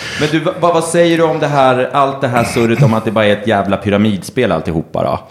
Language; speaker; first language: Swedish; native; Swedish